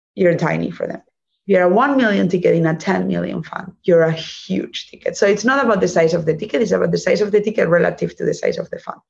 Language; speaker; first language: English; non-native, fluent; Spanish